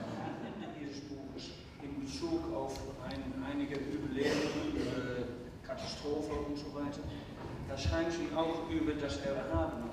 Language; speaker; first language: German; non-native, fluent; Dutch